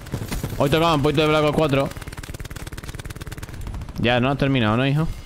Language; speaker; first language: Spanish; native; Spanish